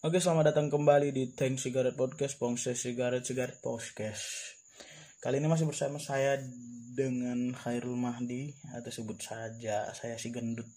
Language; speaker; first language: Indonesian; native; Indonesian